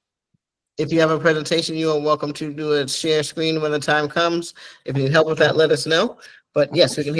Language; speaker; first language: English; native; English